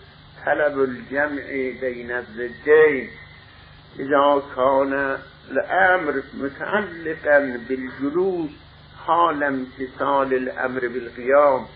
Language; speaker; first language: Arabic; non-native, fluent; Persian